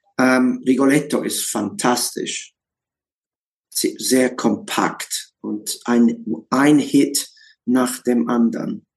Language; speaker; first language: German; non-native, learner; English